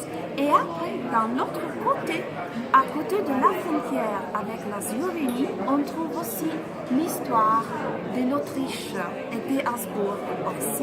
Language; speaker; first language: French; non-native, fluent; Italian